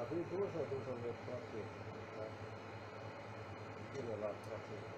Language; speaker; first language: Polish; non-native, learner; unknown